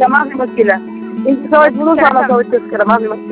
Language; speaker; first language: Arabic; non-native, learner; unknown